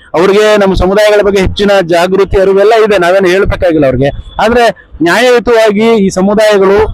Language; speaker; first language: Kannada; non-native, local second language; Lambadi